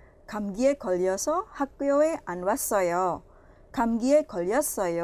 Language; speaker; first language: Korean; non-native, fluent; Indonesian